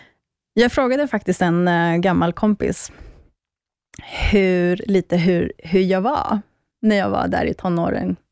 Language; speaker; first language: Swedish; early bilingual, other home language; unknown